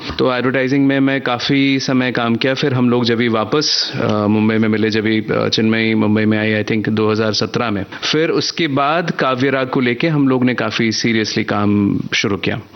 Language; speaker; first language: Hindi; non-native, local second language; Bangla